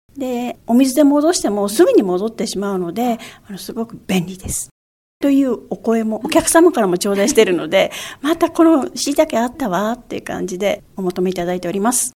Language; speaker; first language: Japanese; native; Japanese